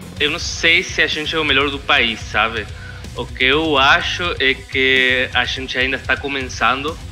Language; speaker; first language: Portuguese; non-native, fluent; Spanish